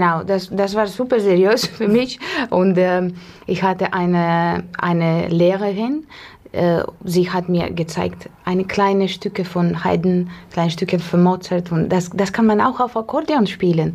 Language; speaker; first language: German; non-native, learner; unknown